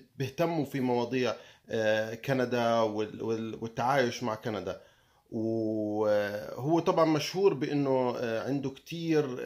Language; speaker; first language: Arabic; native; Arabic